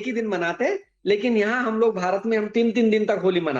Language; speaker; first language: Hindi; native; Hindi